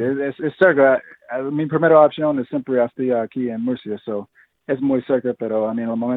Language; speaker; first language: Spanish; non-native, fluent; English